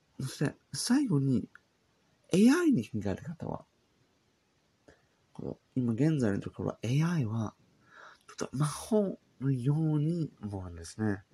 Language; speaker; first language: Japanese; non-native, learner; English